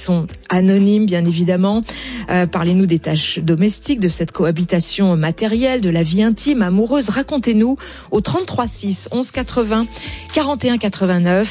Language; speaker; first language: French; native; French